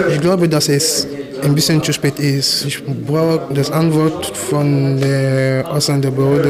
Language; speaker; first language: German; non-native, fluent; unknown